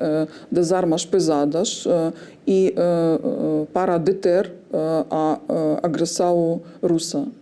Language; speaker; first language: Portuguese; non-native, fluent; Ukrainian